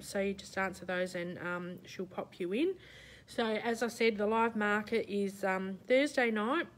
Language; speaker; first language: English; native; English